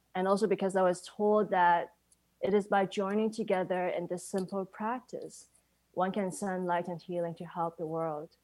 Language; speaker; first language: English; non-native, local second language; Cantonese